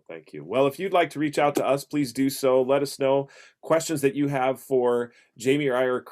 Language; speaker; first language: English; native; English